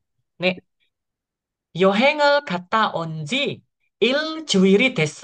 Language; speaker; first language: Korean; non-native, fluent; Indonesian